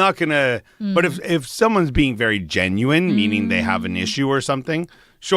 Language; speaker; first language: English; native; English